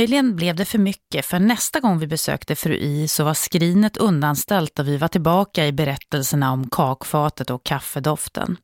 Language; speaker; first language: Swedish; native; Swedish